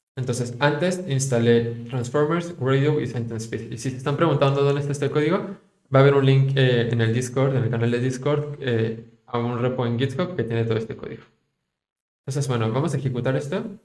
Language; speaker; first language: Spanish; native; Spanish